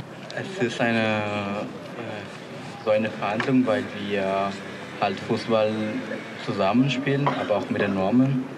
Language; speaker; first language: German; native; German